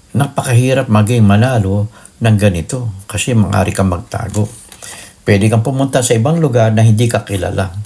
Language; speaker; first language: Filipino; native; Filipino